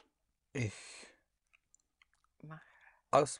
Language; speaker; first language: German; non-native, learner; English